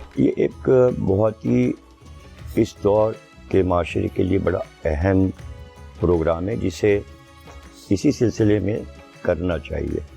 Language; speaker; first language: Urdu; native; Urdu